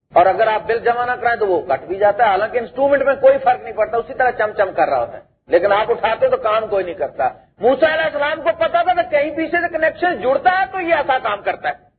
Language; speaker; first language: Urdu; non-native, local second language; Punjabi